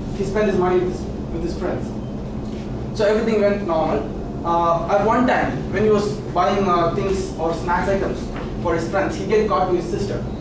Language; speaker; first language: English; non-native, local second language; Tamil